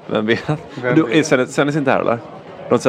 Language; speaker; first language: Swedish; native; Swedish